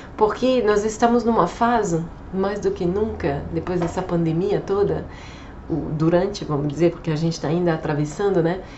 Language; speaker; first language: Portuguese; non-native, fluent; French